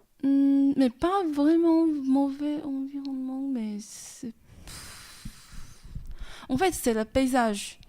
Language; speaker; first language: French; non-native, fluent; Chinese